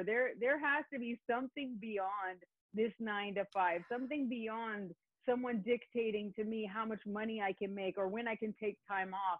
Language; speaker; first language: English; native; English